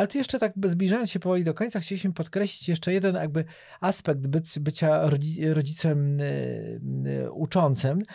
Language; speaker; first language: Polish; native; Polish